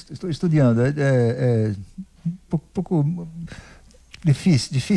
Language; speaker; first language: Italian; non-native, learner; Portuguese